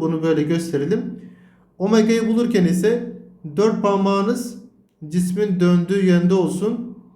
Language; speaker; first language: Turkish; native; Turkish